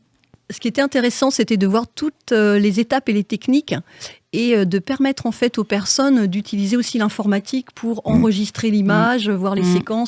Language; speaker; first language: French; native; French